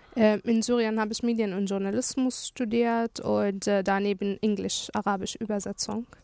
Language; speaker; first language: German; non-native, fluent; Arabic